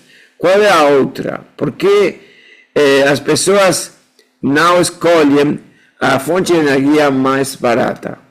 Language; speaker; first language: Portuguese; non-native, fluent; Spanish